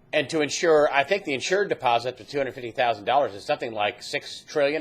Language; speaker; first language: English; native; English